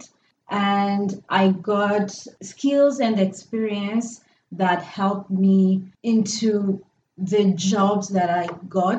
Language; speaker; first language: English; non-native, local second language; Kinyarwanda